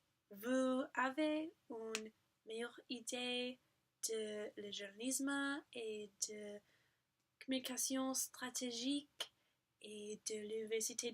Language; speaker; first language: French; non-native, learner; English